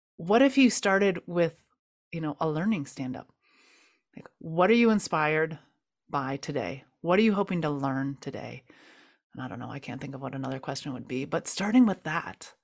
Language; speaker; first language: English; native; English